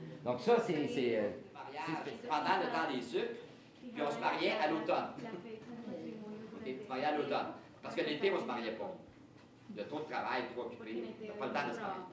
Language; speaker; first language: French; native; French